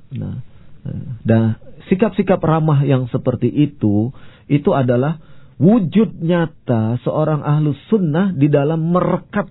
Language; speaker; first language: Indonesian; native; Indonesian